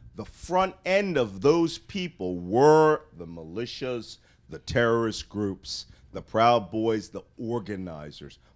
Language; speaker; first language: English; native; English